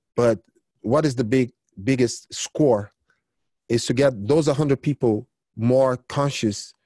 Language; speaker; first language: English; early bilingual, other home language; Portuguese